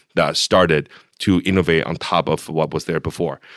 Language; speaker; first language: English; non-native, fluent; Chinese